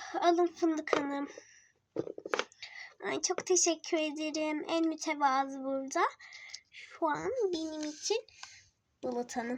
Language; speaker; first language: Turkish; native; Turkish